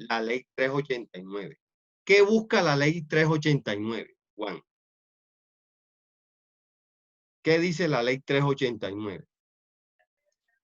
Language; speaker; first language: Spanish; native; Spanish